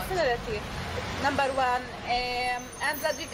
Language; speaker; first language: English; non-native, learner; Arabic